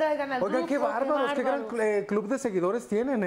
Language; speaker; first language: Spanish; native; Spanish